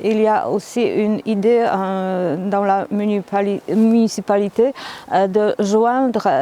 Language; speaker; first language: French; non-native, fluent; Polish